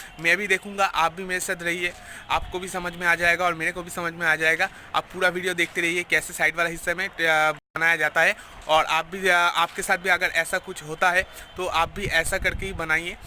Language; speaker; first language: Hindi; non-native, local second language; Bangla